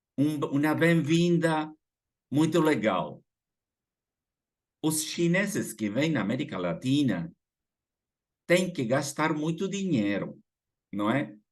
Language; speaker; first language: Portuguese; non-native, fluent; Spanish